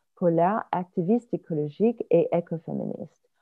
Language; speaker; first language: French; non-native, fluent; English